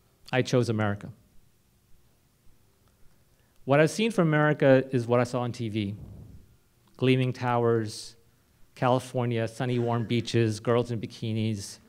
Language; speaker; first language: English; non-native, local second language; Hindi